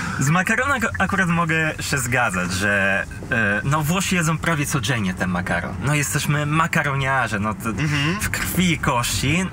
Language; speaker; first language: Polish; non-native, fluent; Italian